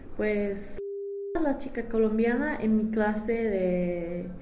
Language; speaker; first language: Spanish; non-native, fluent; English